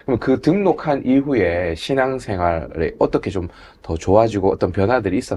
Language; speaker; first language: Korean; native; Korean